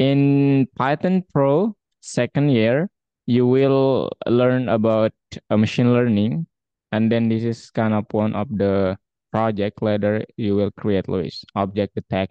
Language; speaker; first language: English; non-native, fluent; Indonesian